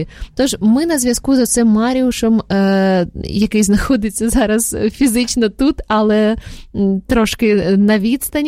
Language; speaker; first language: Ukrainian; native; Ukrainian